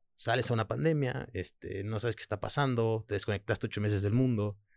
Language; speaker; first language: Spanish; early bilingual, other home language; French